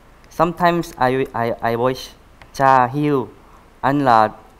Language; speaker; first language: Vietnamese; non-native, learner; Korean